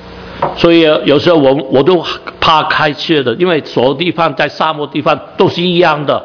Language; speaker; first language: Chinese; non-native, learner; Cantonese